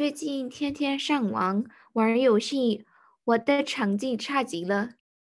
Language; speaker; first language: Chinese; non-native, learner; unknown